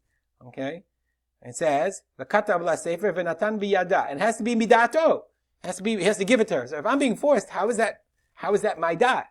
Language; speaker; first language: English; native; English